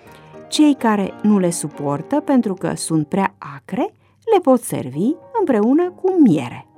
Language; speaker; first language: Romanian; native; Romanian